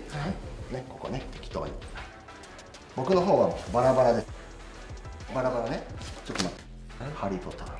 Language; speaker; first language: Japanese; non-native, learner; Korean